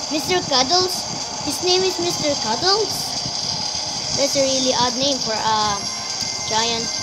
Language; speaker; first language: English; non-native, local second language; Filipino